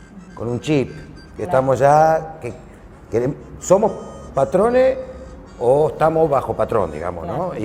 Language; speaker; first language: Spanish; native; Spanish